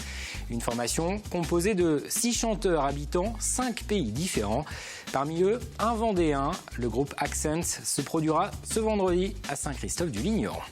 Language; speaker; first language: French; native; French